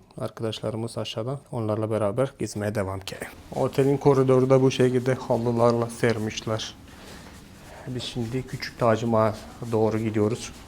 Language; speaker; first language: Turkish; non-native, fluent; Hindi